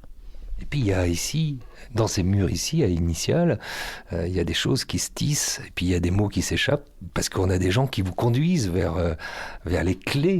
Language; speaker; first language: French; native; French